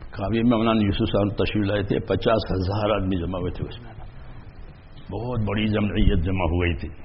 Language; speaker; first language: Urdu; non-native, local second language; Gujarati